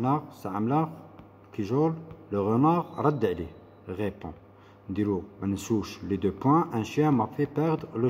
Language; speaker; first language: French; non-native, local second language; Arabic